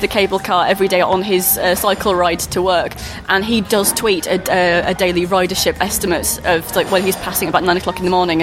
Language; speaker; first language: English; native; English